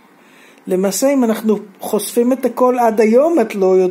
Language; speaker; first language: Hebrew; native; Hebrew